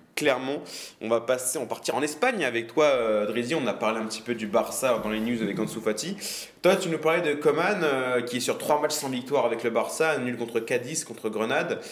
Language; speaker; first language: French; native; French